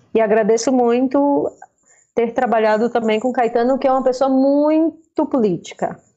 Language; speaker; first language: Portuguese; native; Portuguese